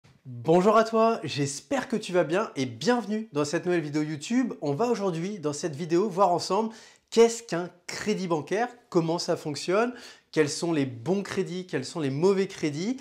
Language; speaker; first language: French; native; French